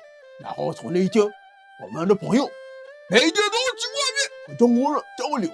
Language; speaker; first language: Chinese; non-native, fluent; French